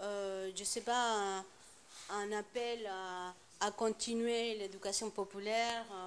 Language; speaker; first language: French; non-native, fluent; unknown